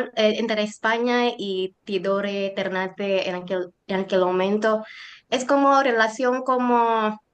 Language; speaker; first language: Spanish; non-native, learner; Indonesian